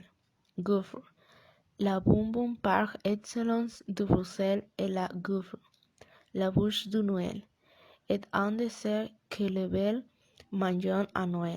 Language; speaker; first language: French; non-native, learner; Spanish